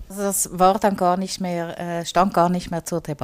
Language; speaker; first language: German; native; German